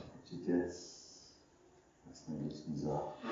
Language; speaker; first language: Czech; non-native, fluent; English